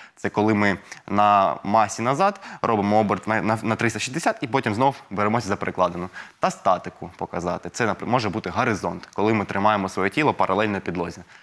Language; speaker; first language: Ukrainian; non-native, local second language; Russian